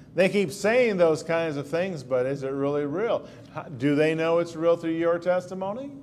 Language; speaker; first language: English; native; English